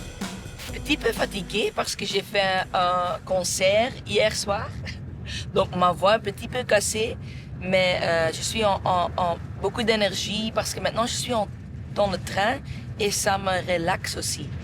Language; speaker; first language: French; non-native, local second language; Dutch